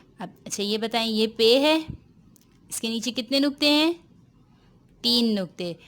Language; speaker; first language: Urdu; native; Urdu